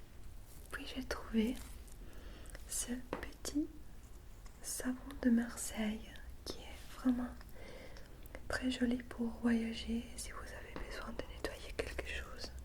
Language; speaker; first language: French; non-native, fluent; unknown